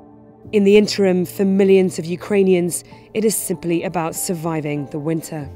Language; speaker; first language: English; native; English